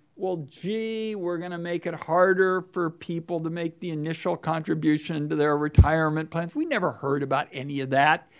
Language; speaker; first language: English; native; English